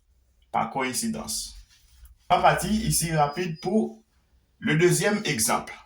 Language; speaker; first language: French; non-native, local second language; Haitian Creole